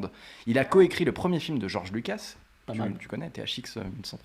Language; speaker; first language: French; native; French